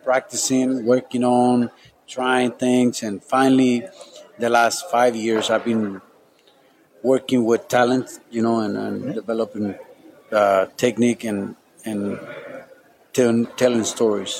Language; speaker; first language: English; non-native, fluent; Spanish